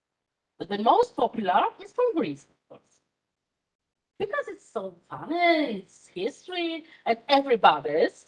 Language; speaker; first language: English; non-native, fluent; Polish